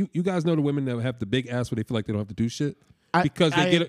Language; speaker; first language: English; native; English